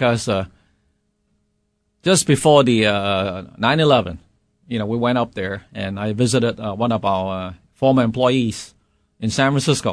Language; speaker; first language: English; non-native, local second language; Cantonese